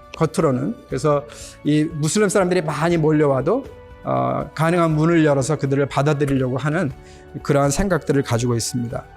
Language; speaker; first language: Korean; native; Korean